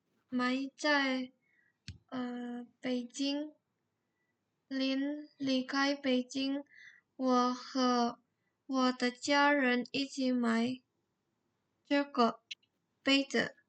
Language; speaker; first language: Chinese; non-native, learner; Indonesian